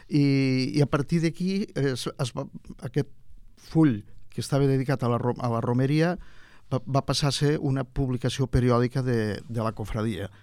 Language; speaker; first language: Catalan; native; Catalan